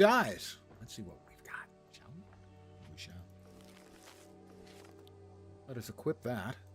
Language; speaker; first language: English; native; English